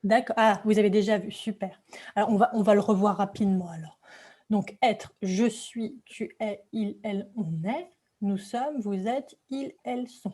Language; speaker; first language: French; native; French